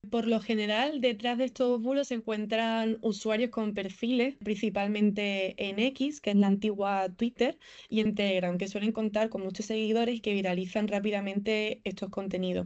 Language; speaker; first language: Spanish; native; Spanish